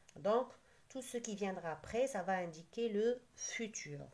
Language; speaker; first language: French; non-native, local second language; Arabic